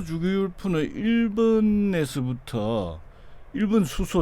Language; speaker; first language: Korean; native; Korean